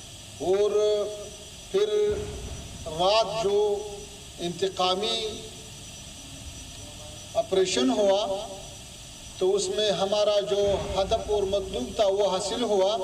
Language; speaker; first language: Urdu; non-native, fluent; Pashto